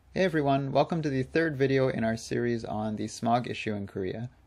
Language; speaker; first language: English; native; English